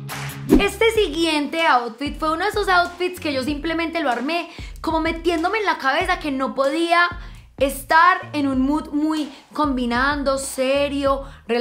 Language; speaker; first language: Spanish; native; Spanish